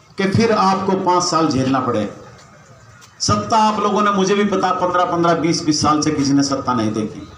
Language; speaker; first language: Hindi; native; Hindi